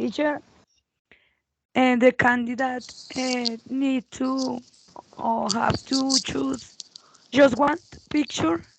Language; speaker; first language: English; non-native, learner; Spanish